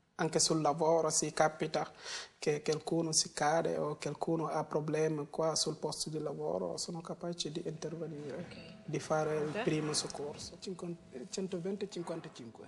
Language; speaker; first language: Italian; non-native, fluent; Wolof